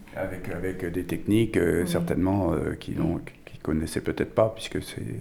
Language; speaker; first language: French; native; French